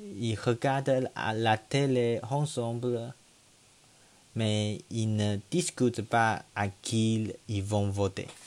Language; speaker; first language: French; non-native, learner; Chinese